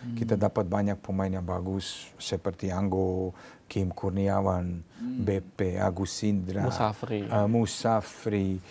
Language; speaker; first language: Indonesian; non-native, learner; Serbian